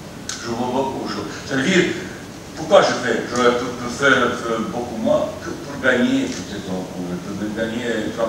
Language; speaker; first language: French; non-native, fluent; Bosnian